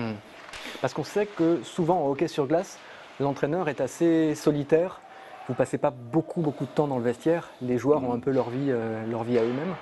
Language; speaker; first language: French; native; French